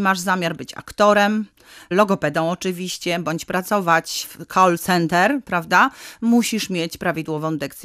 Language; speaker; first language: Polish; native; Polish